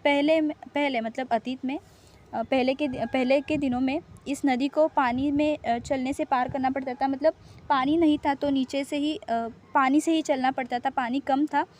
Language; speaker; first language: Hindi; non-native, local second language; Marathi